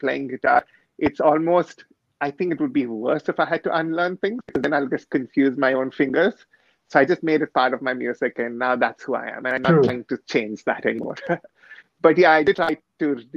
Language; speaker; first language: English; native; English